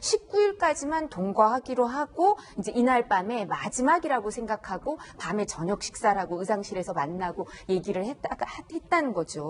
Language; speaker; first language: Korean; native; Korean